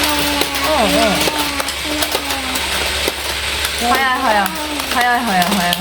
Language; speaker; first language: Japanese; native; Japanese